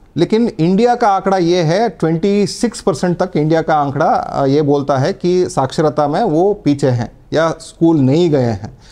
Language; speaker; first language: Hindi; non-native, local second language; Kannada